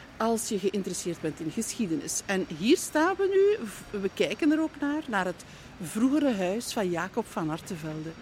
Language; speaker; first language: Dutch; native; Dutch